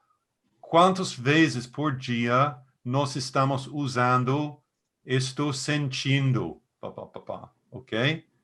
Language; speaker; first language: Portuguese; non-native, fluent; English